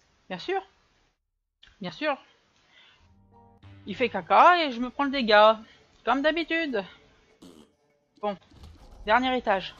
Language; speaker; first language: French; native; French